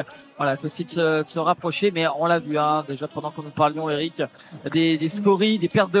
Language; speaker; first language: French; native; French